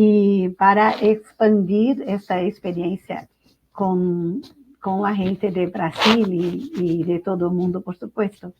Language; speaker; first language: Spanish; non-native, fluent; Portuguese